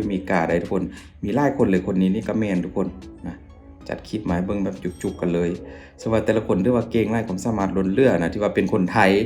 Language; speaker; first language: Thai; non-native, local second language; Lao